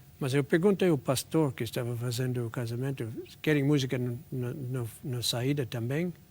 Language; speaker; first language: Portuguese; non-native, fluent; English